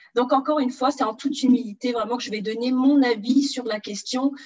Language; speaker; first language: French; early bilingual, other home language; Portuguese